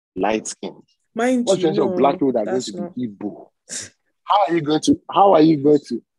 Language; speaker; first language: English; non-native, local second language; Yoruba